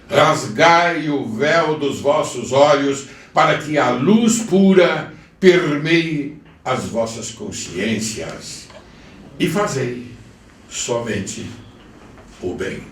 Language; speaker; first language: Portuguese; native; Portuguese